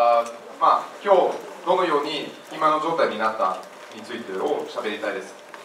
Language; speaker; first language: Japanese; non-native, fluent; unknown